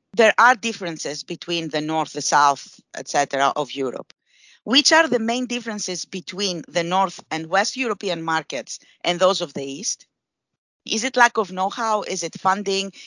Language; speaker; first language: English; non-native, fluent; Greek